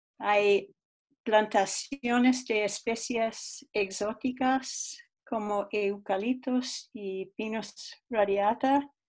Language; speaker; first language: Spanish; non-native, fluent; English